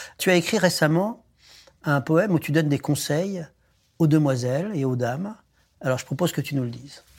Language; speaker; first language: French; native; French